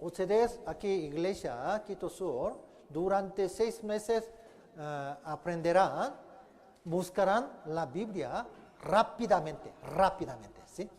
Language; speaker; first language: Spanish; non-native, learner; Korean